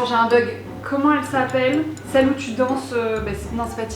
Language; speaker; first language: French; native; French